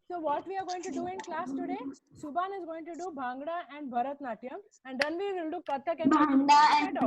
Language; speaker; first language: English; non-native, local second language; Hindi